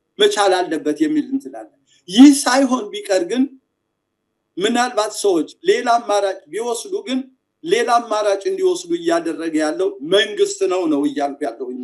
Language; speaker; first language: Amharic; native; Amharic